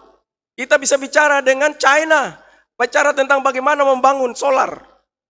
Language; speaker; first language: Indonesian; native; Indonesian